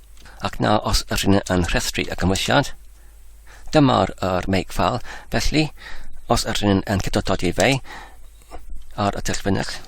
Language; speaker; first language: Welsh; non-native, learner; English